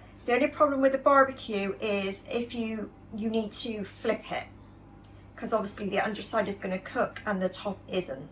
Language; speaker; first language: English; native; English